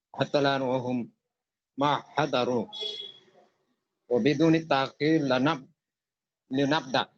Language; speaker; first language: Arabic; non-native, fluent; Bangla